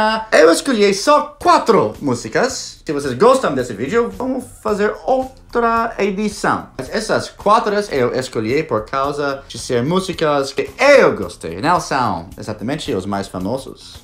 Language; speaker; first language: Portuguese; non-native, fluent; English